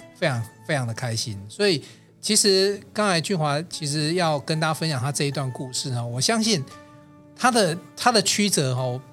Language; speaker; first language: Chinese; native; Chinese